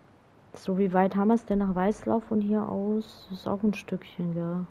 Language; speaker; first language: German; native; German